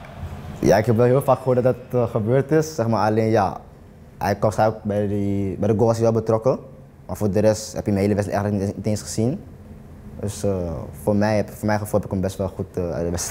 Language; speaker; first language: Dutch; native; Dutch